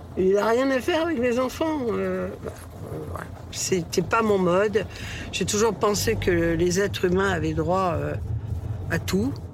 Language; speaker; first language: French; early bilingual, other home language; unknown